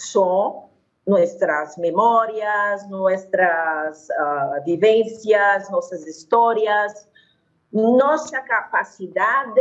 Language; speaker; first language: Spanish; non-native, fluent; Portuguese